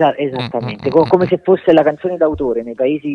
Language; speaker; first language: Italian; native; Italian